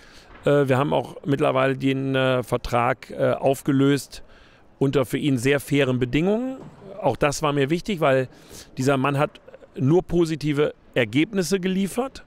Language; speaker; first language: German; native; German